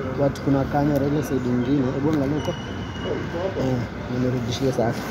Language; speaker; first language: Swahili; native; Swahili